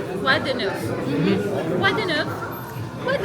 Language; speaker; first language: French; non-native, learner; Armenian